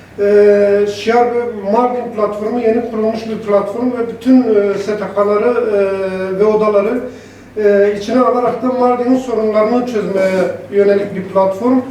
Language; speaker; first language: Turkish; non-native, local second language; Kurdish